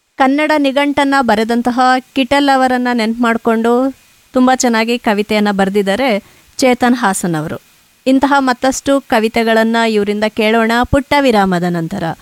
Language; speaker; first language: Kannada; native; Kannada